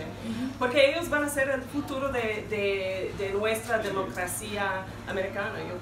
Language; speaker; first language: Spanish; non-native, fluent; English